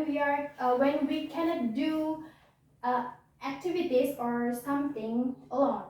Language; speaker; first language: English; non-native, learner; Indonesian